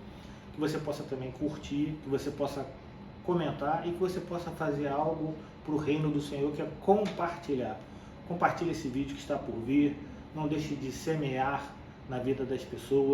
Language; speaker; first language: Portuguese; native; Portuguese